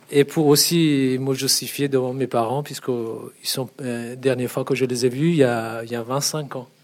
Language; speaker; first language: French; non-native, fluent; Persian